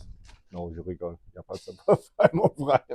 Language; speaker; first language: French; non-native, fluent; English